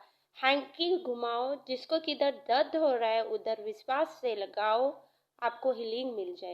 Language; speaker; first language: Hindi; non-native, local second language; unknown